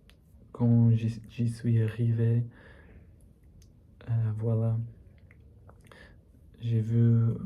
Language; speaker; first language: French; non-native, learner; English